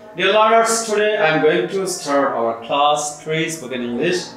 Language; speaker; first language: English; non-native, local second language; Bangla